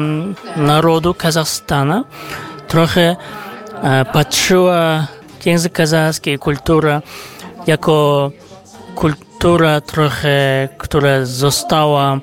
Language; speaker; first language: Polish; non-native, fluent; Kazakh